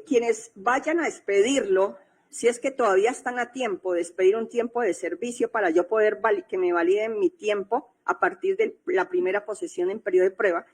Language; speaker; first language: Spanish; native; Spanish